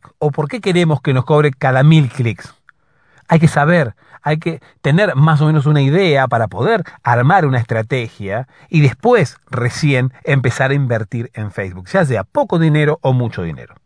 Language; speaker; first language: Spanish; native; Spanish